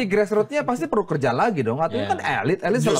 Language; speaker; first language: Indonesian; native; Indonesian